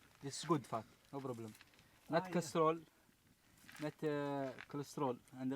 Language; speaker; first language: English; non-native, learner; Arabic